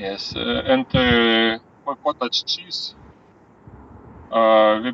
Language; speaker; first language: English; non-native, learner; Ukrainian